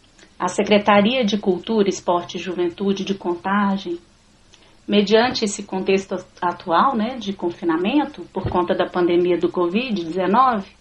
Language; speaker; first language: Portuguese; native; Portuguese